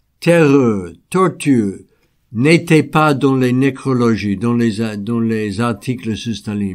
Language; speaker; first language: French; non-native, fluent; English